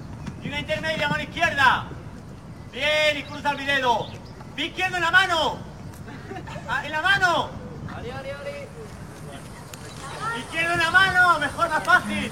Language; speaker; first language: Spanish; native; Spanish